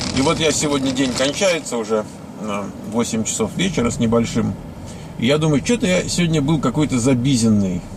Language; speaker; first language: Russian; native; Russian